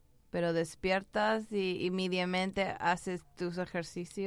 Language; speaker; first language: Spanish; early bilingual, heritage; English